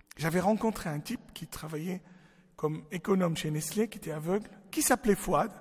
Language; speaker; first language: French; non-native, local second language; Arabic